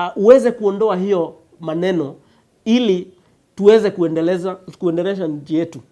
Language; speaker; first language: English; non-native, local second language; Kikuyu